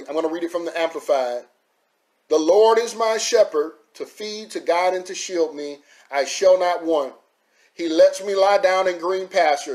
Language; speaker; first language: English; native; English